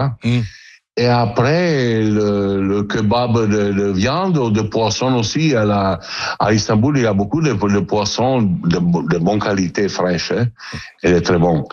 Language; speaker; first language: French; non-native, learner; Italian